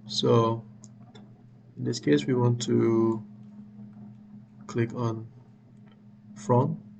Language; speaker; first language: English; non-native, fluent; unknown